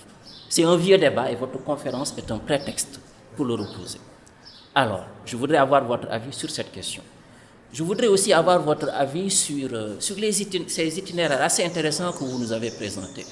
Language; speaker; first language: French; non-native, local second language; Fula